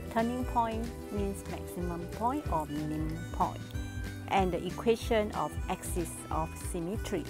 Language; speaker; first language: English; non-native, local second language; Chinese